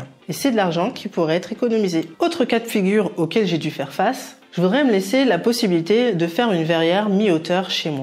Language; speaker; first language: French; native; French